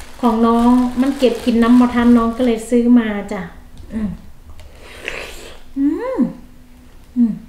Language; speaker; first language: Thai; non-native, local second language; Northeastern Thai